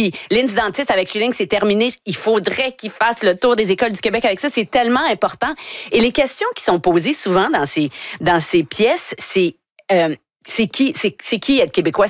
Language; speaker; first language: French; native; French